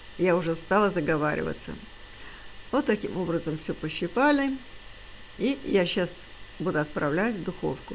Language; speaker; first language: Russian; non-native, local second language; Azerbaijani